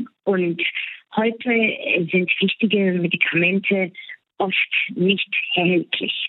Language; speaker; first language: German; non-native, fluent; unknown